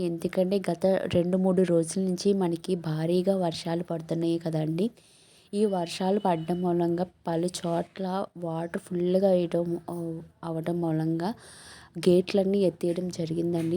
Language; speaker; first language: Telugu; native; Telugu